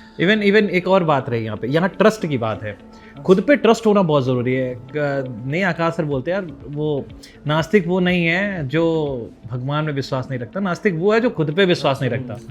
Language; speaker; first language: Hindi; native; Hindi